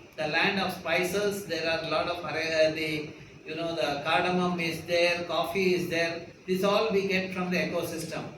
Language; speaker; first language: English; non-native, local second language; Kannada